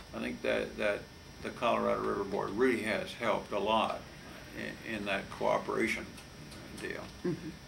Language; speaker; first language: English; native; English